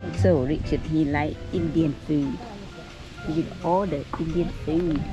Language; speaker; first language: English; non-native, learner; Thai